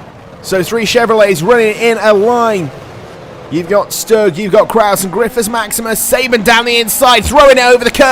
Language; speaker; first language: English; native; English